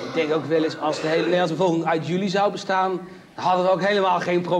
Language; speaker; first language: Dutch; native; Dutch